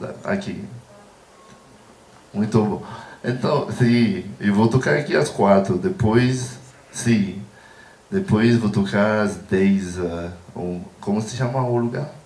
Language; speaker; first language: Portuguese; non-native, learner; Haitian Creole